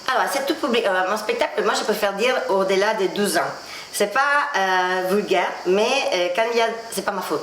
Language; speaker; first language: French; non-native, fluent; Italian